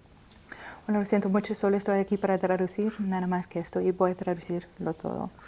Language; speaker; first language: Spanish; non-native, fluent; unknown